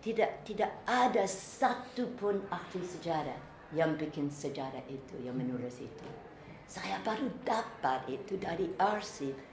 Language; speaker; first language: Indonesian; non-native, fluent; English